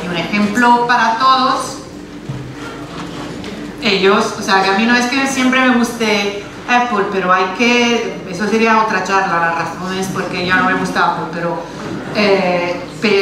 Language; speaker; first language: Spanish; non-native, fluent; Italian